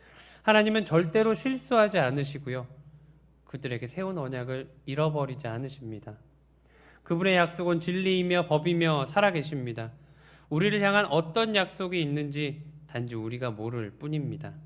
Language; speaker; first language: Korean; native; Korean